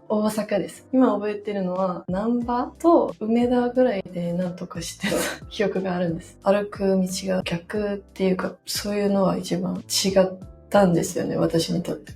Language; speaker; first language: Japanese; non-native, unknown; Korean